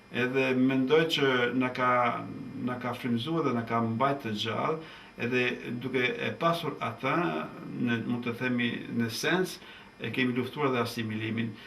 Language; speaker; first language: Albanian; native; Albanian